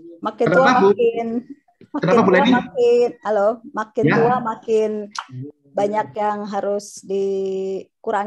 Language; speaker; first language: Indonesian; native; Indonesian